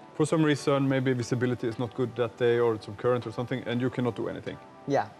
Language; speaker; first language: English; non-native, fluent; Swedish